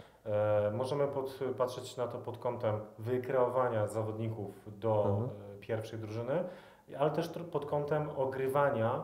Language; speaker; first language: Polish; native; Polish